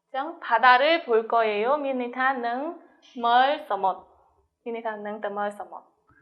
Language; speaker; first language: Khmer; non-native, fluent; Korean